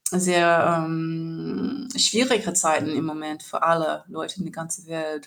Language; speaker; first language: German; non-native, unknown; English